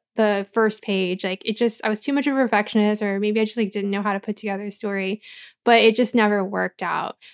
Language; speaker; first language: English; native; English